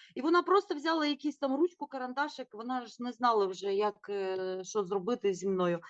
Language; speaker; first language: Ukrainian; non-native, fluent; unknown